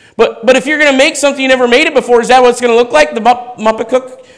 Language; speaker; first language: English; native; English